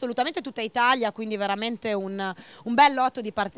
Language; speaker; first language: Italian; native; Italian